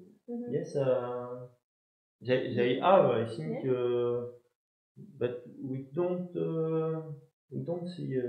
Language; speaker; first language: English; non-native, learner; French